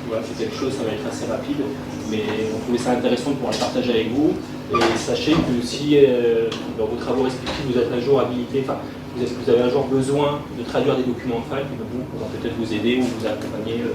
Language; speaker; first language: French; native; French